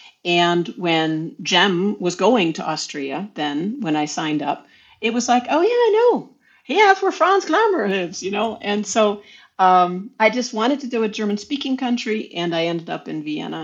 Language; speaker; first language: English; native; English